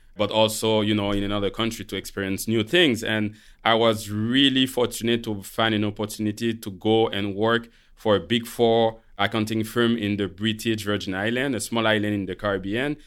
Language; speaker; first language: English; non-native, fluent; Haitian Creole